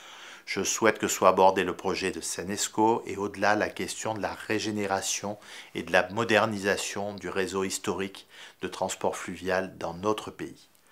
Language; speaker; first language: French; native; French